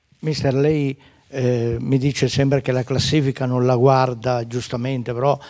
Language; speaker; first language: Italian; native; Italian